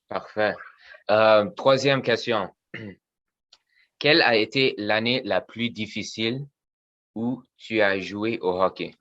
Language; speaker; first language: French; non-native, fluent; English